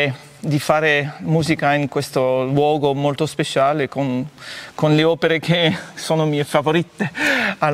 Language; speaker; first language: Italian; non-native, fluent; French